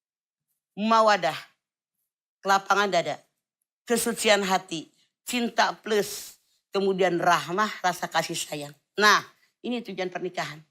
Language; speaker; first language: Indonesian; native; Indonesian